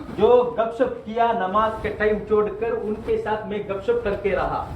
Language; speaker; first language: Urdu; non-native, learner; Tamil